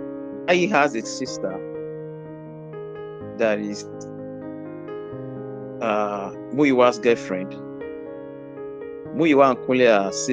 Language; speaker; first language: English; non-native, local second language; Yoruba